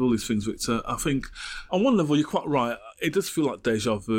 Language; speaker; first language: English; native; English